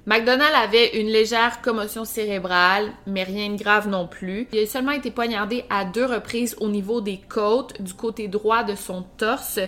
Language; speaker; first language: French; native; French